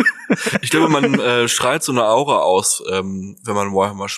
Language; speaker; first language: German; native; German